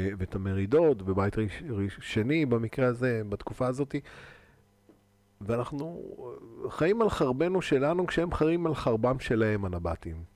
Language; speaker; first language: Hebrew; native; Hebrew